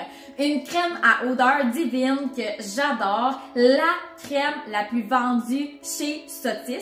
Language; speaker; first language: French; native; French